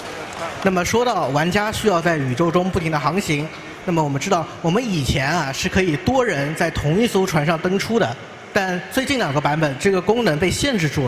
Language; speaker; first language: Chinese; native; Chinese